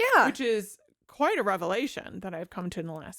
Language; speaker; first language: English; native; English